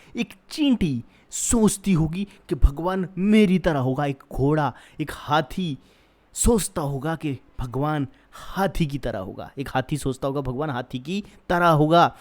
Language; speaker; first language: Hindi; native; Hindi